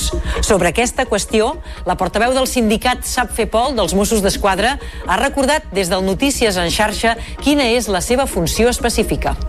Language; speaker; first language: Catalan; native; Catalan